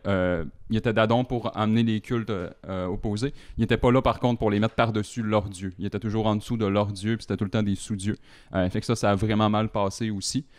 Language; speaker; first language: French; native; French